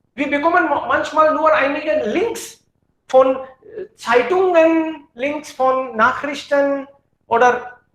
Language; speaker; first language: German; non-native, fluent; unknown